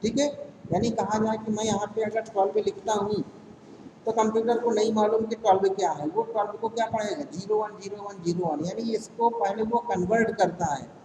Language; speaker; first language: Hindi; native; Hindi